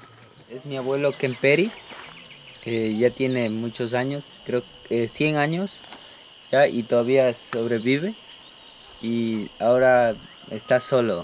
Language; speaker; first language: Spanish; non-native, local second language; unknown